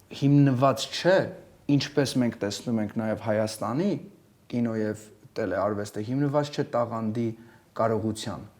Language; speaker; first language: Armenian; early bilingual, heritage; Armenian